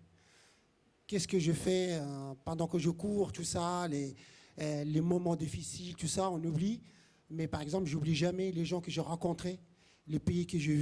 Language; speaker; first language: French; non-native, local second language; Arabic